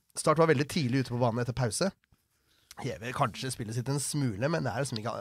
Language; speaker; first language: Norwegian; native; Norwegian